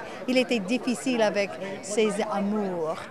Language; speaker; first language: French; non-native, fluent; English